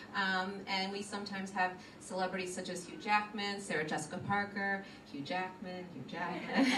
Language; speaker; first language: English; native; English